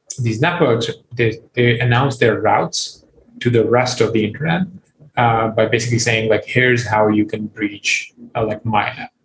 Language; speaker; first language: English; non-native, local second language; Urdu